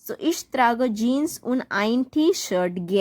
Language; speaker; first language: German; non-native, learner; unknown